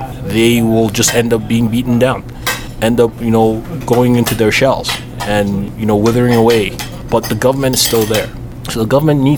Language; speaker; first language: English; non-native, local second language; Igbo